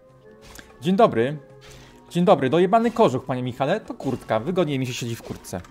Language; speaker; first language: Polish; native; Polish